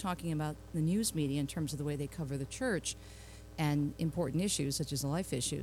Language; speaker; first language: English; native; English